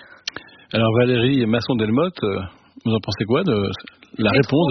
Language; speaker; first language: French; native; French